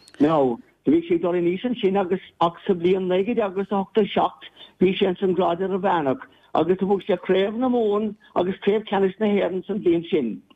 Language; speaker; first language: Irish; native; Irish